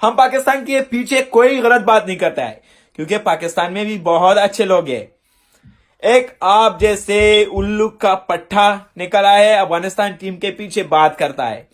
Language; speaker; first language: Hindi; non-native, fluent; Pashto